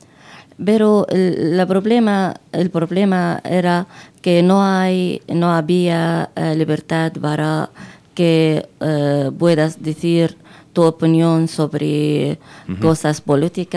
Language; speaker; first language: Spanish; non-native, fluent; Arabic